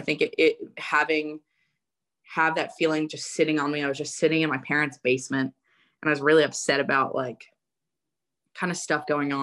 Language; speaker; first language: English; native; English